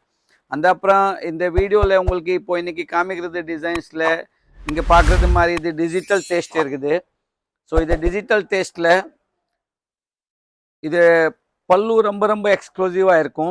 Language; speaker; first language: Tamil; non-native, fluent; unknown